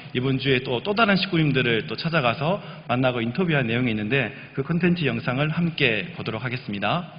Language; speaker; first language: Korean; native; Korean